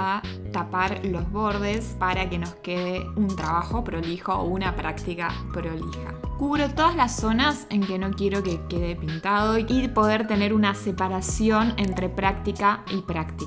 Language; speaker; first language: Spanish; native; Spanish